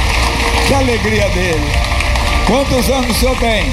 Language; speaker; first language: Portuguese; native; Portuguese